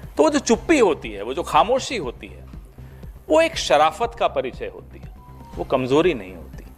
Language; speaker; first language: Hindi; native; Hindi